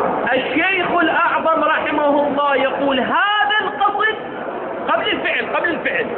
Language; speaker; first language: Arabic; native; Arabic